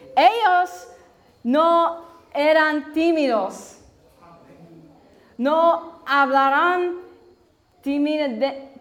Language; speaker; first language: Spanish; non-native, learner; English